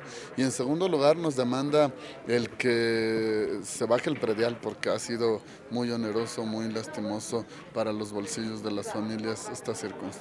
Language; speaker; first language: Spanish; native; Spanish